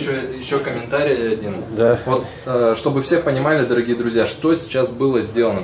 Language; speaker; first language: Russian; native; Russian